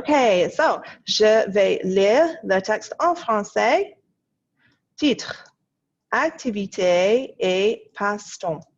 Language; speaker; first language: French; non-native, fluent; English